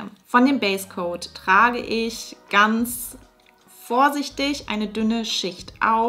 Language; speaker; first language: German; native; German